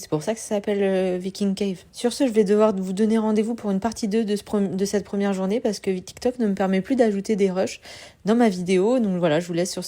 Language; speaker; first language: French; native; French